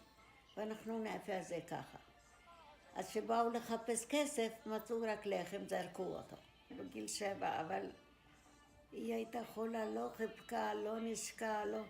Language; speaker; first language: Hebrew; non-native, fluent; Arabic